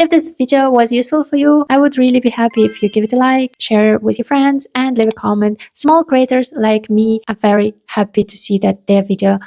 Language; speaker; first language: English; non-native, fluent; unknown